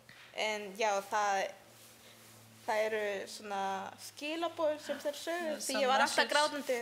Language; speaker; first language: Icelandic; early bilingual, heritage; Icelandic